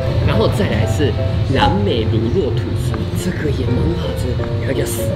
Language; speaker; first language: Chinese; non-native, fluent; Japanese